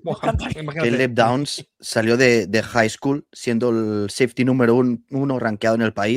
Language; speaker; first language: Spanish; native; Spanish